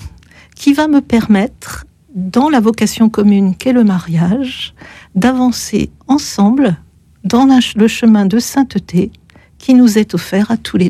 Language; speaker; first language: French; native; French